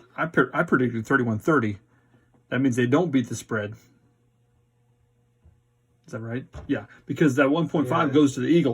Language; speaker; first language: English; native; English